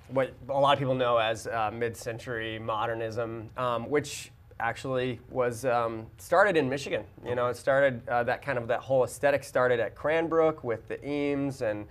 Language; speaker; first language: English; native; English